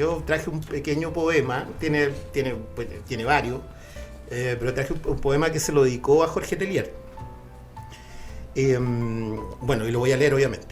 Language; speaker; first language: Spanish; native; Spanish